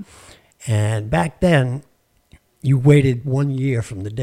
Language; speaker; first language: English; native; English